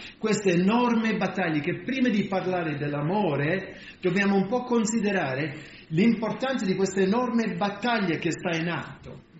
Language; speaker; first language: Italian; non-native, fluent; English